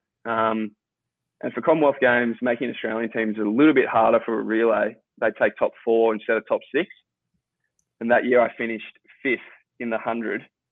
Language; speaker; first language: English; native; English